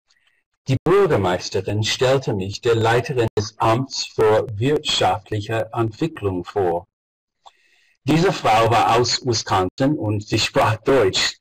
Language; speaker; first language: German; non-native, fluent; English